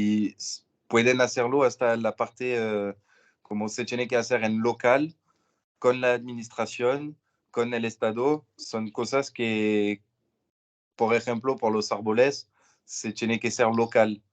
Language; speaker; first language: Spanish; non-native, learner; French